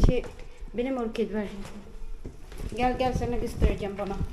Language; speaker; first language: Turkish; non-native, learner; Filipino